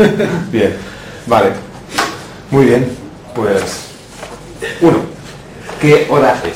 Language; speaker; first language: Spanish; native; Spanish